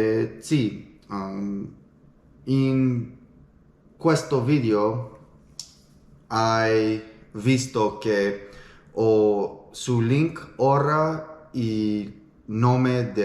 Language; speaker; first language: Italian; non-native, learner; English